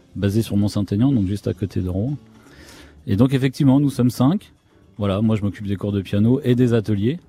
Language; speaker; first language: French; native; French